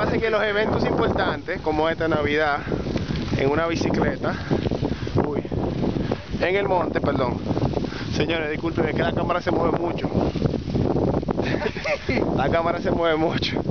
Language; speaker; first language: Spanish; native; Spanish